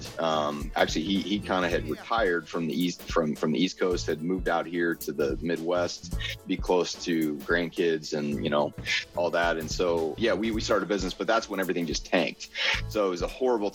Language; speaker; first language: English; native; English